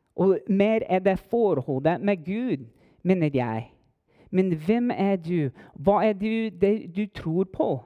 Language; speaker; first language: Norwegian; non-native, fluent; English